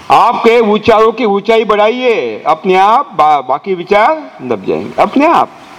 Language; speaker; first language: Hindi; non-native, local second language; Marathi